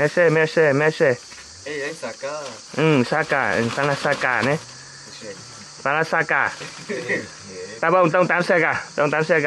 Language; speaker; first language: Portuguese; non-native, learner; Vietnamese